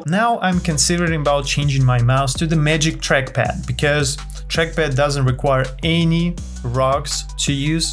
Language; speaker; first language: English; non-native, fluent; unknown